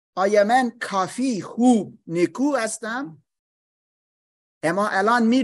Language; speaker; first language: Persian; non-native, learner; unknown